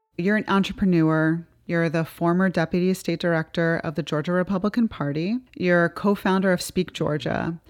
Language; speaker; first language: English; native; English